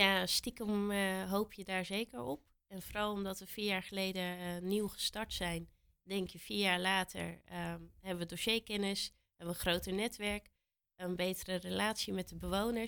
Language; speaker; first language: Dutch; native; Dutch